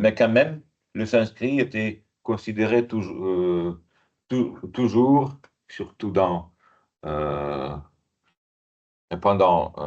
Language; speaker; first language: French; non-native, fluent; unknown